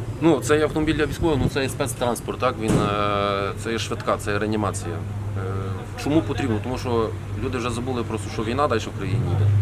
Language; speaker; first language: Ukrainian; native; Ukrainian